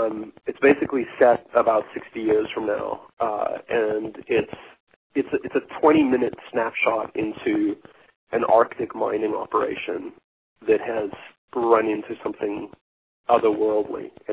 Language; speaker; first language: English; native; English